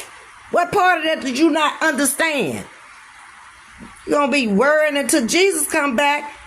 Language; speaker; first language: English; native; English